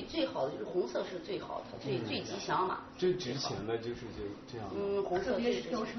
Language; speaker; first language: Chinese; native; Chinese